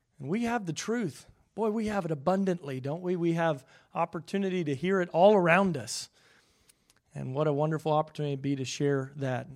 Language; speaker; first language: English; native; English